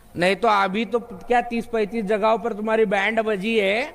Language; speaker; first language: Hindi; non-native, local second language; Marathi